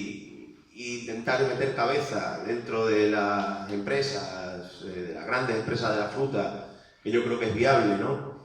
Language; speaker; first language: Spanish; native; Spanish